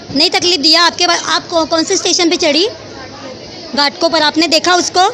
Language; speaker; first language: Hindi; non-native, local second language; Marathi